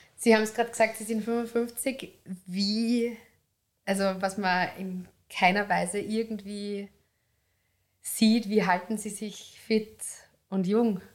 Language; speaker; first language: German; native; German